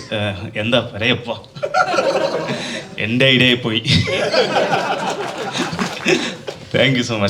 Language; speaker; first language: Malayalam; non-native, local second language; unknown